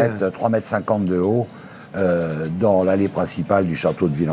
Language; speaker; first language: French; native; French